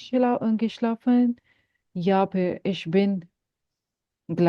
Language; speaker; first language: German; non-native, fluent; Urdu